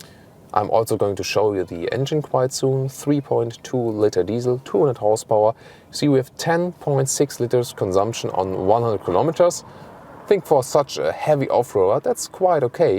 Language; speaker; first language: English; non-native, fluent; German